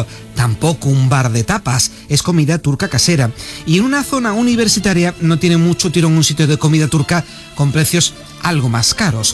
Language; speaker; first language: Spanish; native; Spanish